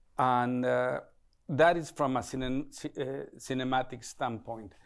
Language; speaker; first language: English; non-native, fluent; Spanish